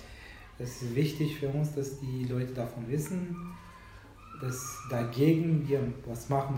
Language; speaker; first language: German; non-native, fluent; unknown